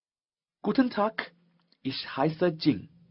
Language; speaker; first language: German; non-native, learner; Chinese